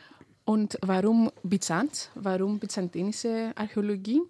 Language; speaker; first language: German; non-native, fluent; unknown